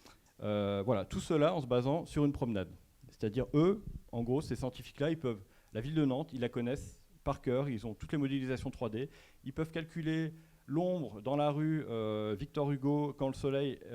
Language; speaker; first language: French; native; French